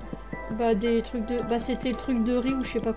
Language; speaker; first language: French; native; French